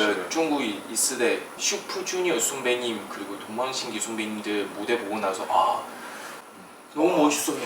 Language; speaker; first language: Korean; non-native, fluent; Chinese